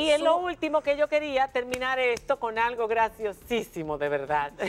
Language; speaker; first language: Spanish; native; Spanish